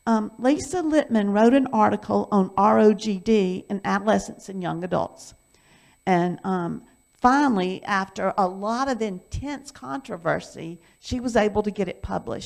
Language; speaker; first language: English; native; English